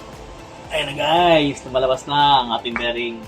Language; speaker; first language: Filipino; native; Filipino